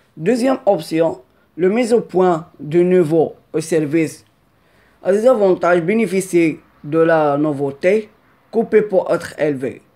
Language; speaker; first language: French; non-native, local second language; Arabic